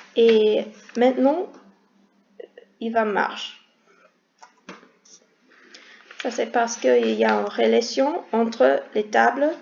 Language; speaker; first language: French; non-native, learner; English